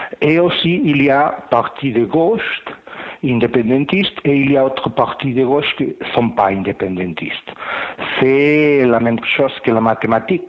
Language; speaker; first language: French; non-native, learner; Catalan